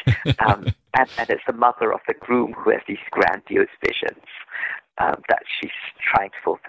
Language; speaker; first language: English; native; English